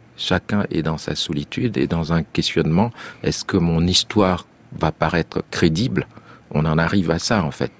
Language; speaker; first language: French; non-native, local second language; Arabic